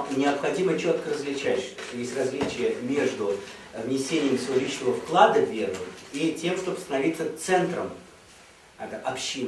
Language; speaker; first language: Russian; native; Russian